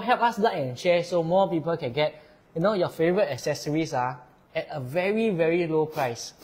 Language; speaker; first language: English; non-native, local second language; Chinese